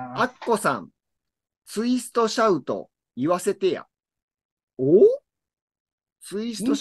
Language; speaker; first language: Japanese; native; Japanese